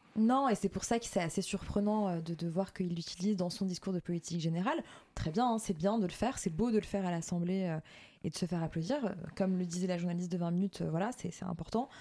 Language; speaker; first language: French; native; French